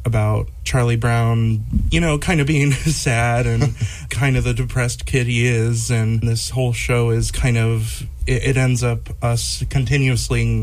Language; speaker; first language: English; native; English